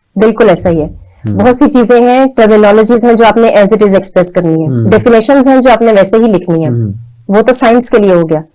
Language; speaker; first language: Urdu; native; Urdu